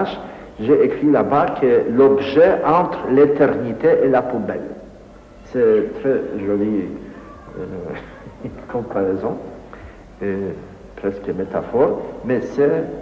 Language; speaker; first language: French; non-native, fluent; Polish